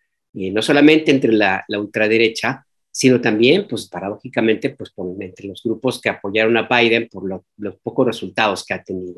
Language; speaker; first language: Spanish; native; Spanish